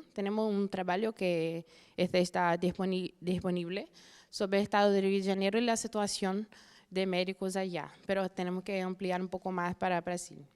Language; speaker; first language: Spanish; non-native, fluent; Portuguese